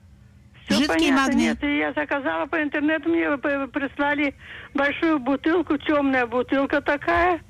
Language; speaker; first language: Russian; native; Russian